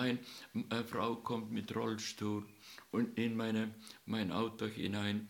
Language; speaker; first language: German; non-native, learner; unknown